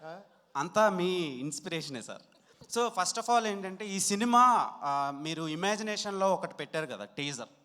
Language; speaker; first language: Telugu; native; Telugu